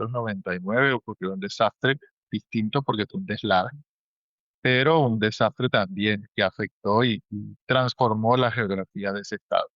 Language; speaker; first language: Spanish; native; Spanish